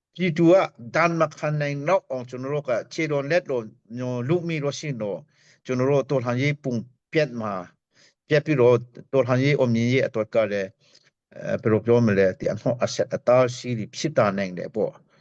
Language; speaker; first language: Burmese; non-native, local second language; Hakha Chin